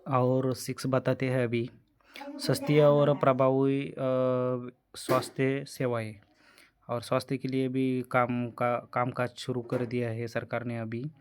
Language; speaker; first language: Hindi; non-native, local second language; Marathi